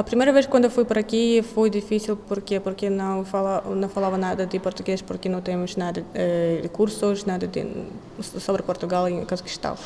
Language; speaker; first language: Portuguese; non-native, learner; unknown